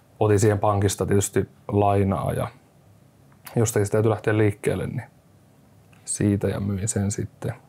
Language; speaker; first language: Finnish; native; Finnish